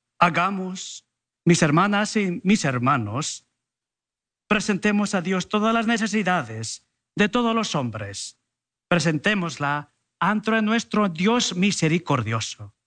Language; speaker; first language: Spanish; early bilingual, heritage; Spanish